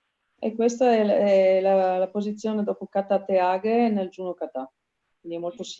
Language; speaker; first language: Italian; native; Italian